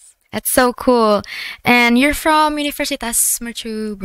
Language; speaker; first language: English; non-native, learner; Indonesian